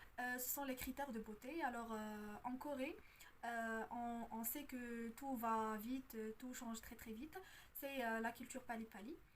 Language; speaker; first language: French; non-native, local second language; Arabic